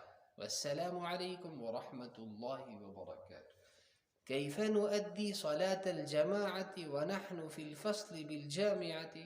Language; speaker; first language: Arabic; non-native, fluent; Urdu